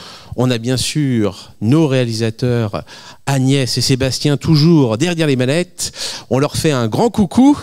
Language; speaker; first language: French; native; French